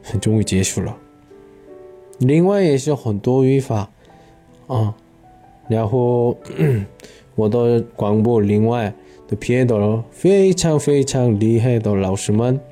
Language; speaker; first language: Chinese; non-native, learner; Korean